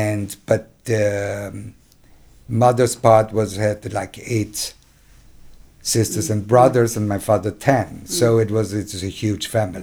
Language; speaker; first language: English; non-native, fluent; German